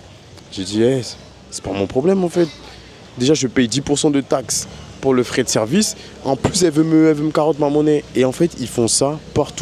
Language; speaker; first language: French; native; French